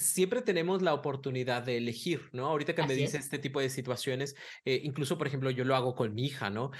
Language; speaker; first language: Spanish; native; Spanish